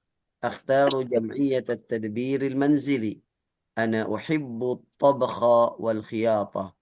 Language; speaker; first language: Arabic; non-native, fluent; Indonesian